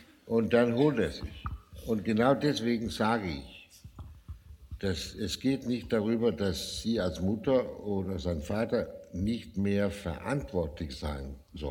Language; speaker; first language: German; non-native, fluent; Danish